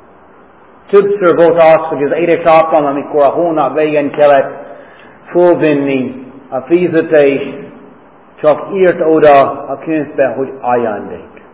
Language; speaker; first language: Hungarian; non-native, fluent; English